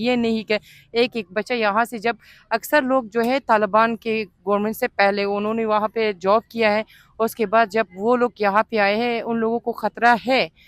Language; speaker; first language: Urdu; non-native, fluent; Persian